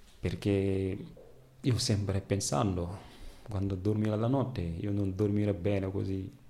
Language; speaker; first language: Italian; non-native, learner; Wolof